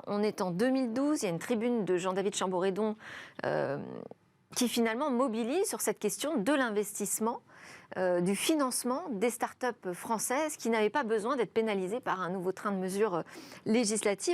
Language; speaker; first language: French; native; French